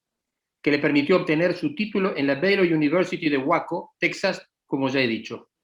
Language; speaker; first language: Spanish; native; Spanish